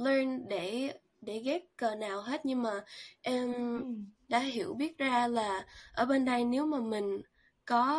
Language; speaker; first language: Vietnamese; early bilingual, heritage; Vietnamese